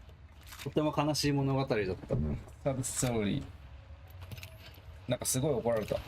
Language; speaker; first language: Japanese; native; Japanese